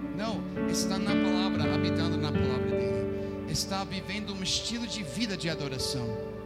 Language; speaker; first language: Portuguese; non-native, fluent; English